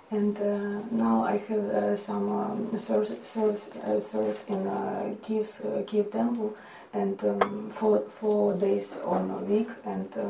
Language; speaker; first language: English; non-native, learner; Russian